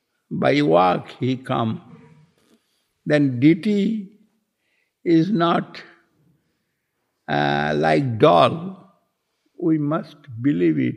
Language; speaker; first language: English; non-native, local second language; Bangla